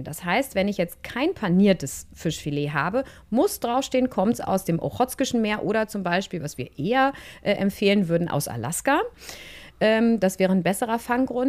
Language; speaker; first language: German; native; German